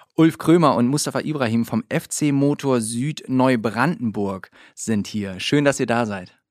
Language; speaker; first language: German; native; German